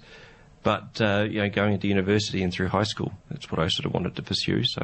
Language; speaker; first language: English; native; English